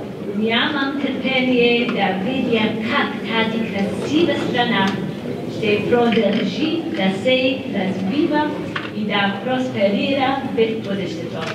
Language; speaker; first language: Bulgarian; non-native, learner; English